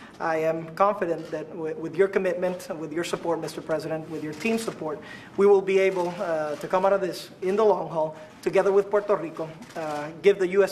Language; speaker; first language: English; non-native, fluent; Spanish